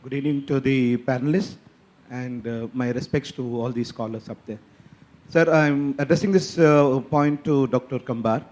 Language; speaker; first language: English; non-native, local second language; Kannada